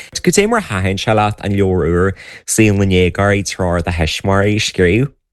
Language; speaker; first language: Irish; native; Irish